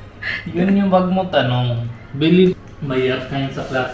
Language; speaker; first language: Filipino; non-native, learner; Hindi